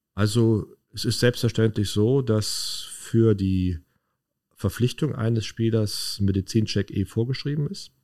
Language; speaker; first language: German; native; German